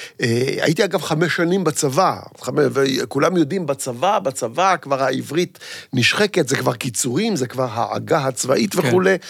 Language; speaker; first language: Hebrew; native; Hebrew